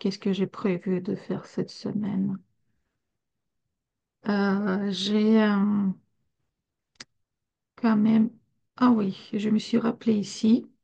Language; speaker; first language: French; non-native, fluent; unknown